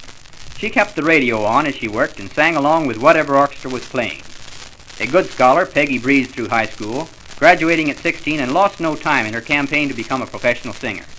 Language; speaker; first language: English; native; English